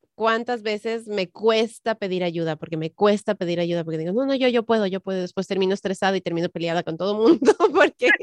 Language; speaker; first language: Spanish; native; Spanish